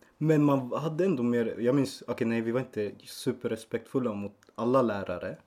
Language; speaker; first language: Swedish; early bilingual, other home language; Spanish